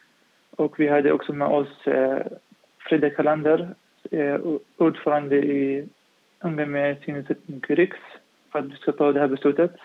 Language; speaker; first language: Swedish; non-native, fluent; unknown